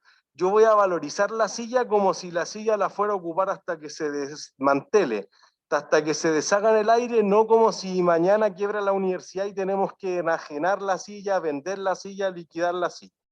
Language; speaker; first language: Spanish; native; Spanish